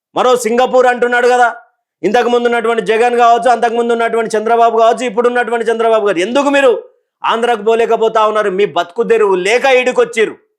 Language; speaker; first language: Telugu; native; Telugu